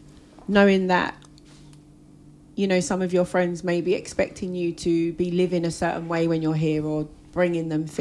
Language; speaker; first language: English; native; English